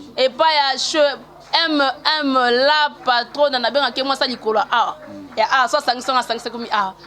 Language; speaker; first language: Lingala; native; Lingala